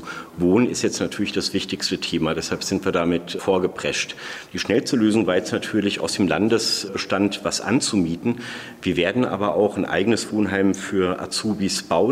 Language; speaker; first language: German; native; German